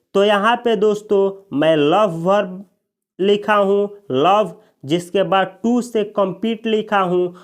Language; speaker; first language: Hindi; native; Hindi